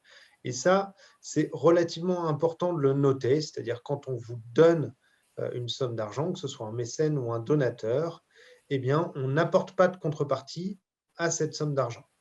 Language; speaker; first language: French; native; French